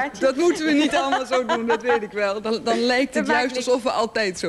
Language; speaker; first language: Dutch; native; Dutch